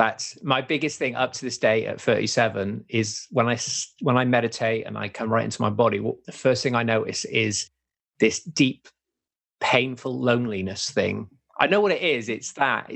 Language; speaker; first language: English; native; English